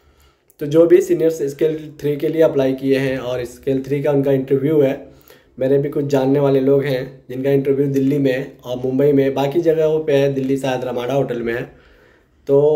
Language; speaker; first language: Hindi; native; Hindi